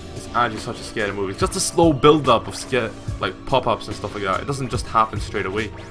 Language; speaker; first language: English; native; English